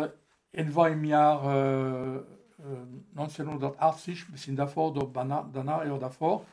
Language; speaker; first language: German; non-native, fluent; French